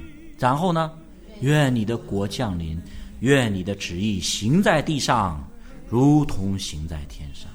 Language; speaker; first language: Chinese; native; Chinese